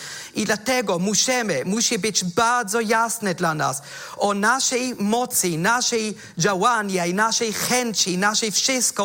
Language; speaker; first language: Polish; non-native, fluent; German